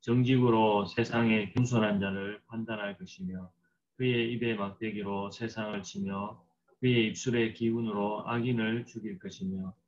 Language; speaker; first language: Korean; native; Korean